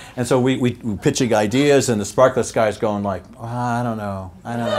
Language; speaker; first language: English; native; English